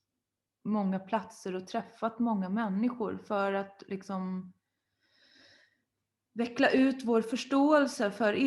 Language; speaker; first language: Swedish; native; Swedish